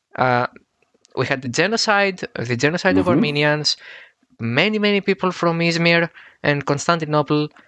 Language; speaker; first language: English; non-native, fluent; Greek